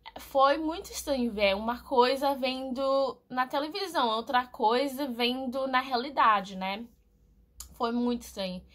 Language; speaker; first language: Portuguese; non-native, fluent; English